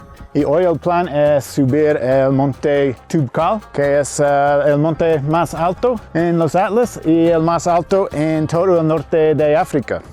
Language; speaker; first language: Spanish; non-native, fluent; English